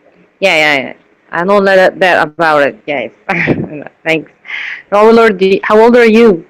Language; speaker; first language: English; non-native, learner; Arabic